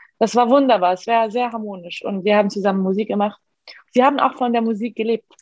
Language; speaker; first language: German; non-native, fluent; Arabic